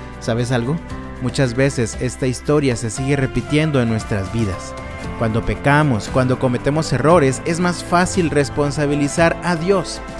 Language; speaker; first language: Spanish; native; Spanish